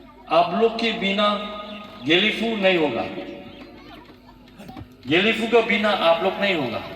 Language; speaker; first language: Hindi; non-native, fluent; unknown